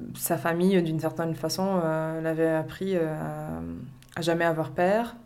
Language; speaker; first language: French; non-native, fluent; Portuguese